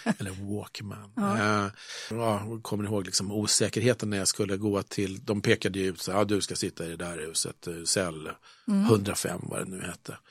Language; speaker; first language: Swedish; native; Swedish